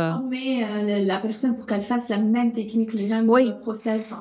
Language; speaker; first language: French; native; French